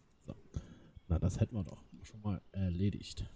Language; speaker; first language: German; native; German